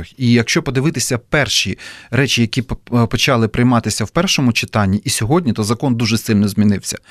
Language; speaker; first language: Ukrainian; native; Ukrainian